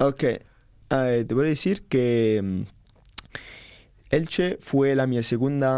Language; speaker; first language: Spanish; non-native, learner; Italian